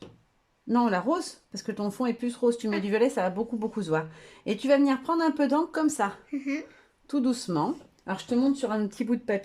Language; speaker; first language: French; native; French